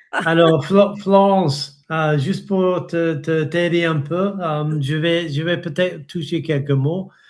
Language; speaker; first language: French; non-native, fluent; English